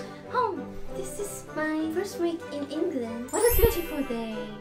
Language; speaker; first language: English; non-native, local second language; Chinese